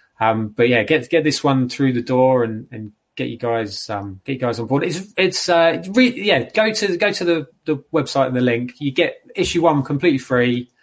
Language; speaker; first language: English; native; English